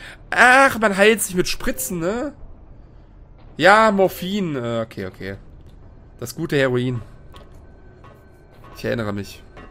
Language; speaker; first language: German; native; German